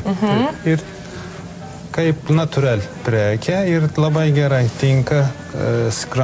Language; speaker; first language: Lithuanian; non-native, learner; Turkish